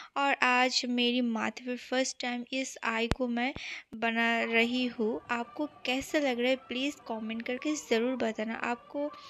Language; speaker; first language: Hindi; non-native, local second language; Bangla